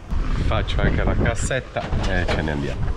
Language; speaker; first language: Italian; native; Italian